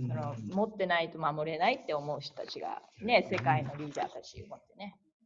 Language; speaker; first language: Japanese; native; Japanese